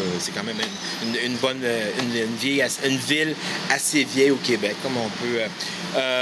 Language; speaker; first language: French; native; French